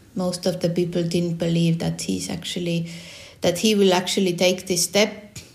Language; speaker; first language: English; non-native, fluent; Estonian